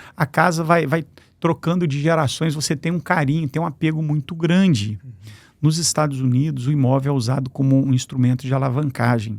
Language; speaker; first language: Portuguese; native; Portuguese